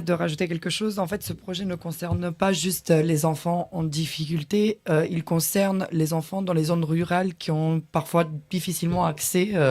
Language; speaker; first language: French; non-native, fluent; Romanian